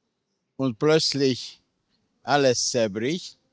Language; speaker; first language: German; non-native, fluent; Hungarian